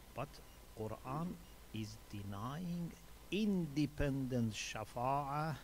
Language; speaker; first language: English; non-native, fluent; Persian